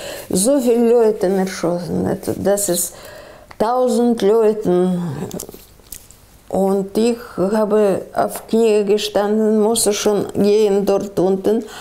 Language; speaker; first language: German; non-native, learner; Russian